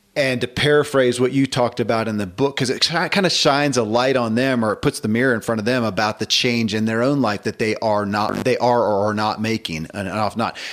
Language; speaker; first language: English; native; English